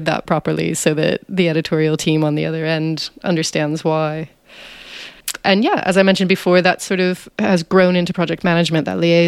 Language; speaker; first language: English; native; English